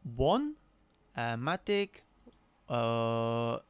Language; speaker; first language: Spanish; non-native, fluent; English